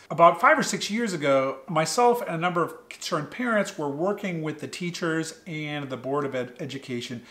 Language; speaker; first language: English; native; English